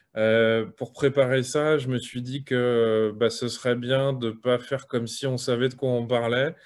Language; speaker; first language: French; native; French